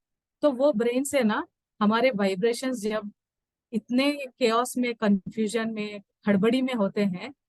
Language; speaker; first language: Hindi; native; Hindi